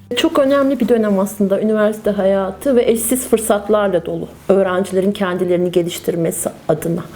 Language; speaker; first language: Turkish; native; Turkish